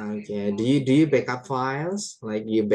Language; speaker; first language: English; non-native, fluent; Indonesian